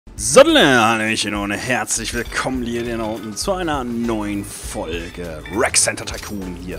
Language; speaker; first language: German; native; German